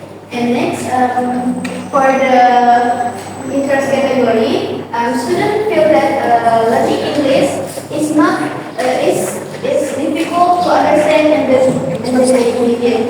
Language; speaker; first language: English; non-native, learner; Indonesian